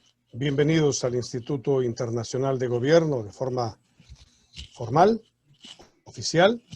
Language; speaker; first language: Spanish; native; Spanish